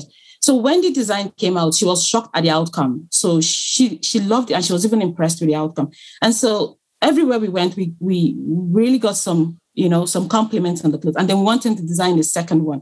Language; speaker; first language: English; non-native, local second language; Igbo